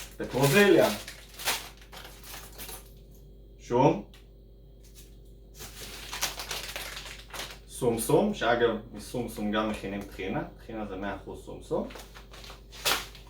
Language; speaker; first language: Hebrew; native; Hebrew